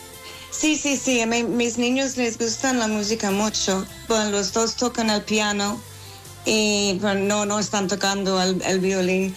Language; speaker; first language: Spanish; non-native, fluent; English